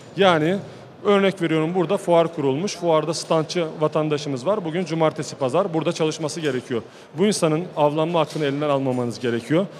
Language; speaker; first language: Turkish; native; Turkish